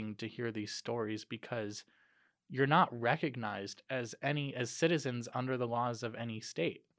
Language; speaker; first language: English; native; English